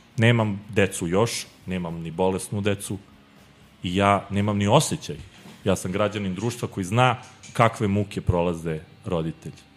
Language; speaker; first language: Serbian; native; Serbian